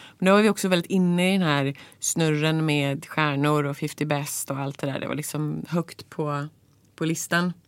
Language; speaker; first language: Swedish; native; Swedish